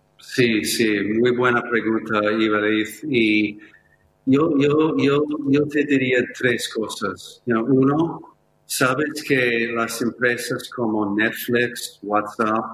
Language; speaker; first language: Spanish; non-native, fluent; English